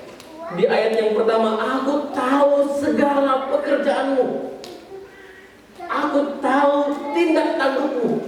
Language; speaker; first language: Indonesian; native; Indonesian